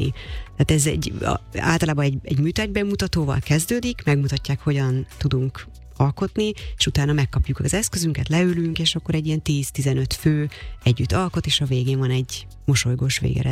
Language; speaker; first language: Hungarian; native; Hungarian